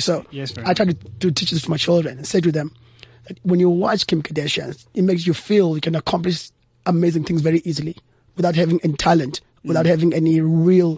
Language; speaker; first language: English; non-native, local second language; Xhosa